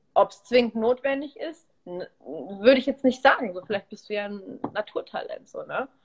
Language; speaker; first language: German; early bilingual, other home language; Polish